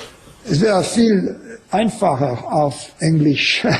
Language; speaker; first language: German; non-native, fluent; French